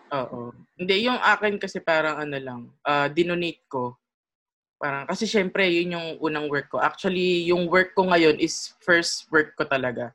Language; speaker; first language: Filipino; native; Filipino